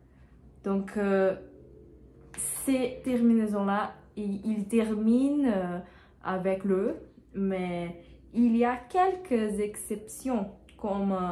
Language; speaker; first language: French; non-native, learner; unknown